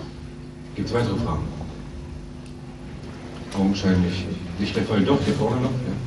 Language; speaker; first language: German; native; German